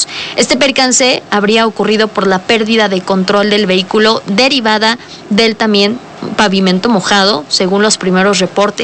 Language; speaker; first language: Spanish; native; Spanish